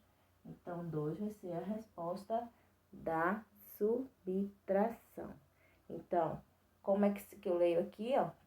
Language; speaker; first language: Portuguese; native; Portuguese